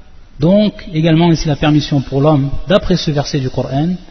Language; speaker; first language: French; native; French